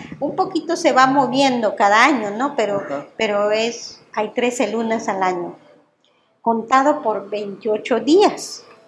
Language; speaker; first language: Spanish; non-native, local second language; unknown